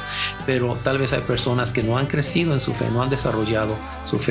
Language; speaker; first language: Spanish; native; Spanish